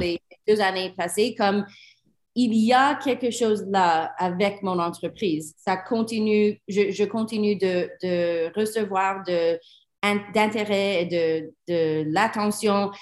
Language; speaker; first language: French; non-native, learner; English